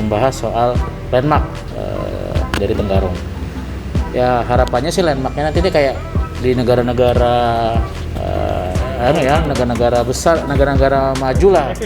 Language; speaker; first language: Indonesian; native; Indonesian